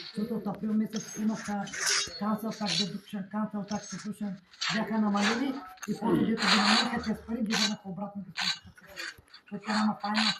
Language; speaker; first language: Bulgarian; non-native, local second language; Turkish